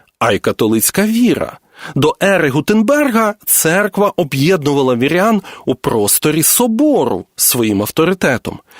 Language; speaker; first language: Ukrainian; native; Ukrainian